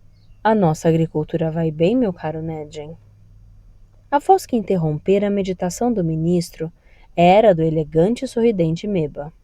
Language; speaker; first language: Portuguese; native; Portuguese